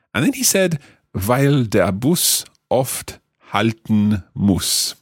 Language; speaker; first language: German; non-native, learner; English